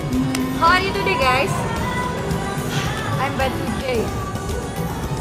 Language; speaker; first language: English; non-native, learner; Indonesian